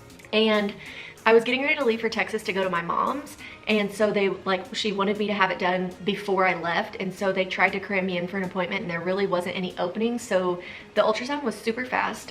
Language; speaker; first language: English; native; English